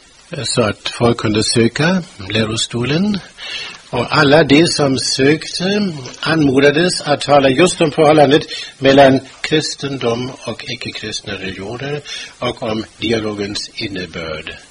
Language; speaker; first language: Swedish; non-native, fluent; German